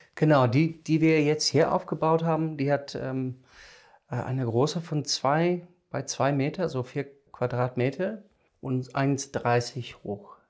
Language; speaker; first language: German; non-native, fluent; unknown